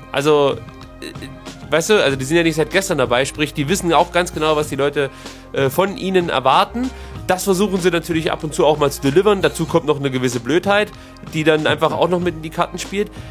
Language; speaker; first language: German; native; German